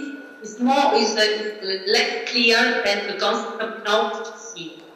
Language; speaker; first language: English; non-native, learner; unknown